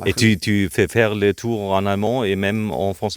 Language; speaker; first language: French; non-native, learner; German